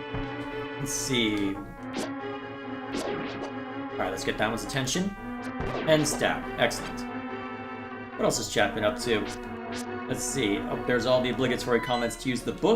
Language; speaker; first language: English; native; English